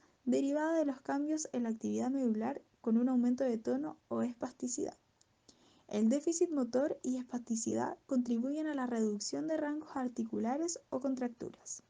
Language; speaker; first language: Spanish; native; Spanish